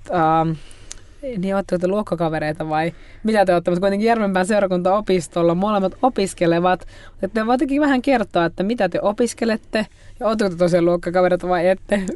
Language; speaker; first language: Finnish; native; Finnish